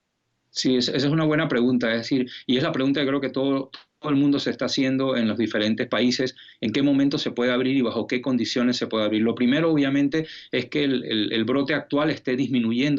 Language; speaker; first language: Spanish; native; Spanish